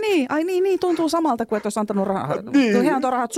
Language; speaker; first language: Finnish; native; Finnish